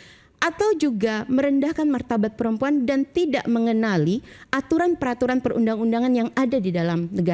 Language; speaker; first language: Indonesian; native; Indonesian